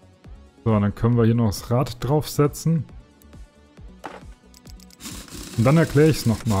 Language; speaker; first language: German; native; German